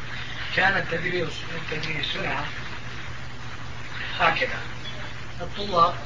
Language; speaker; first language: Arabic; non-native, fluent; Turkish